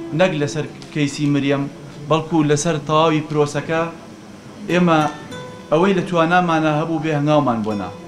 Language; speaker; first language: Central Kurdish; native; Central Kurdish